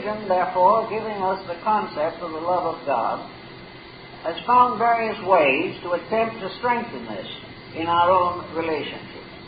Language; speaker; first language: English; native; English